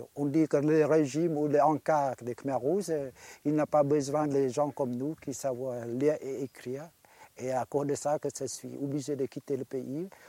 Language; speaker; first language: French; non-native, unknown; Khmer